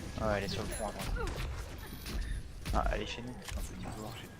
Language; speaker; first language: French; native; French